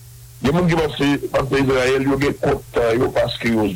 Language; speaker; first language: French; non-native, local second language; Haitian Creole